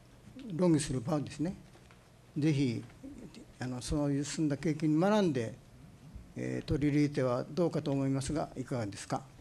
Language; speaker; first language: Japanese; native; Japanese